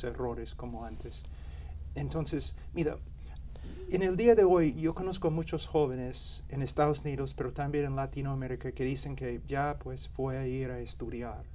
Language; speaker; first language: Spanish; non-native, fluent; English